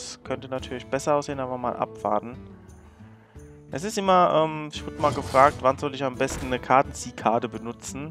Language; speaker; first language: German; native; German